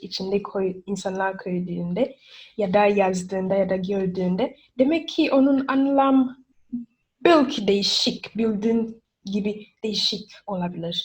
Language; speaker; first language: Turkish; non-native, learner; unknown